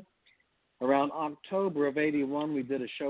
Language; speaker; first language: English; native; English